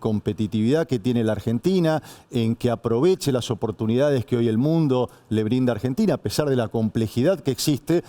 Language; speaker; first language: Spanish; native; Spanish